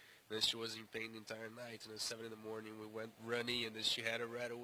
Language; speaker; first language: English; non-native, fluent; Portuguese